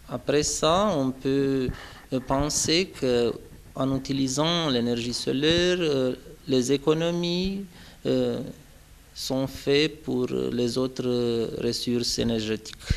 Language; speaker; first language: French; non-native, fluent; Romanian